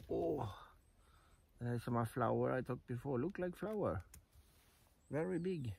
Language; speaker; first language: English; non-native, learner; Swedish